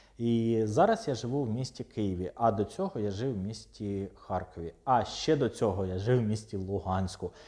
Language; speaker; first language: Ukrainian; non-native, local second language; Russian